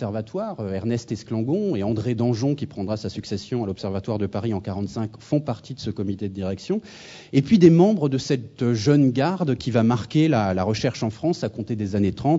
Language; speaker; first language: French; native; French